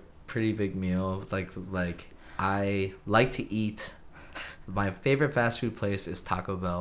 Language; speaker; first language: English; native; English